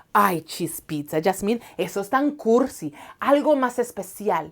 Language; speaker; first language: Spanish; early bilingual, heritage; Spanish